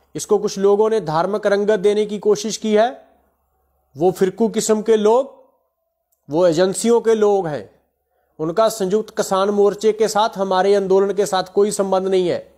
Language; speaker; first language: Hindi; non-native, local second language; Punjabi